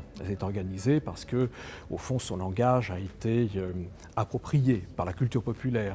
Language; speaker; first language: French; native; French